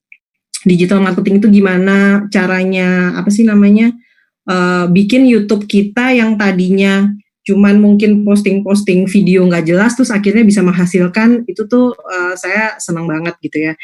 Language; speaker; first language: Indonesian; native; Indonesian